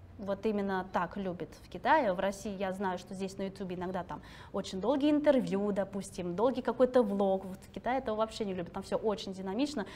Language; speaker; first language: Russian; early bilingual, other home language; Chinese